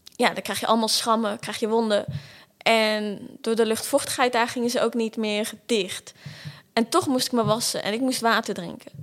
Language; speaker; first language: Dutch; early bilingual, other home language; Portuguese